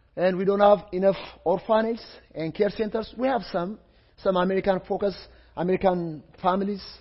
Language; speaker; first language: English; non-native, fluent; Amharic